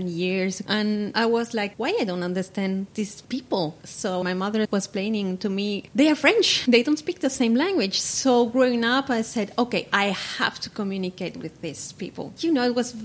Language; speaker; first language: English; non-native, fluent; Spanish